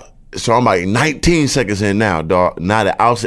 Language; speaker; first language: English; native; English